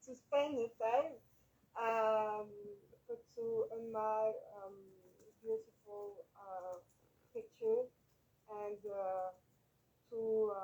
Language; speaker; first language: English; non-native, learner; French